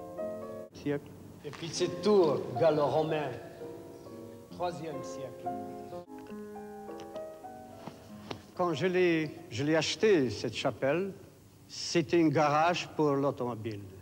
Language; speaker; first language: French; non-native, fluent; Hungarian